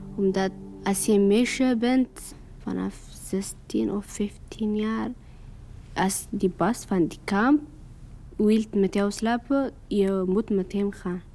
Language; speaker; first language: Dutch; non-native, learner; Tigrinya